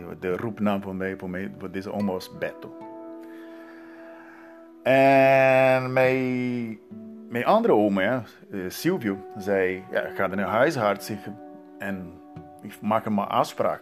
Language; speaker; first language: Dutch; non-native, learner; Portuguese